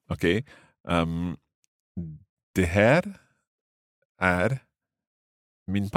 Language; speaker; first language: Swedish; non-native, learner; English